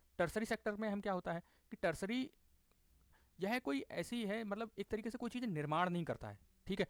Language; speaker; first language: Hindi; native; Hindi